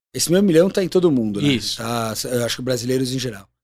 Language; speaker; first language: Portuguese; native; Portuguese